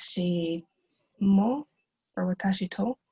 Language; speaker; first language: Japanese; non-native, learner; English